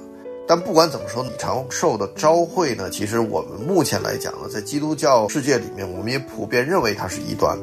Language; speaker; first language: Chinese; native; Chinese